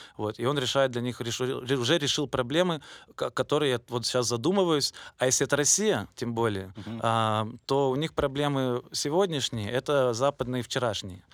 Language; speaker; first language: Russian; native; Russian